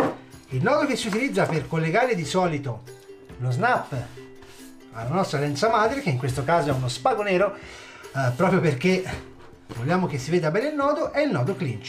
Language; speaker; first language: Italian; native; Italian